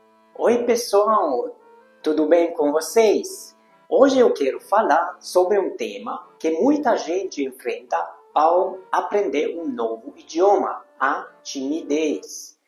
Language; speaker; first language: Portuguese; non-native, fluent; Hungarian